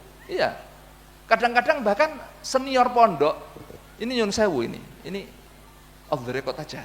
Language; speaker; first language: Indonesian; non-native, local second language; Javanese